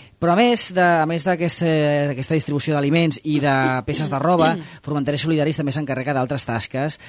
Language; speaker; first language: Catalan; native; Catalan